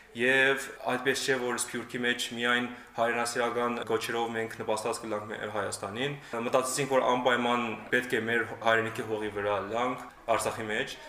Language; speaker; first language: Armenian; early bilingual, heritage; Armenian